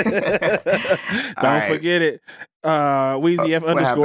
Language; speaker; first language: English; native; English